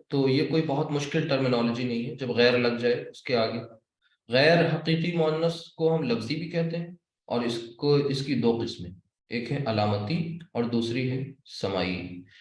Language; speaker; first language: Urdu; native; Urdu